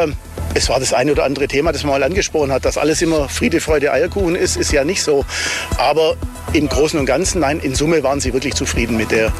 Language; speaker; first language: German; native; German